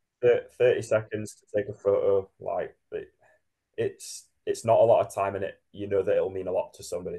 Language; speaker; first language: English; native; English